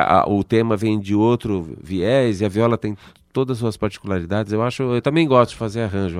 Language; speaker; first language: Portuguese; native; Portuguese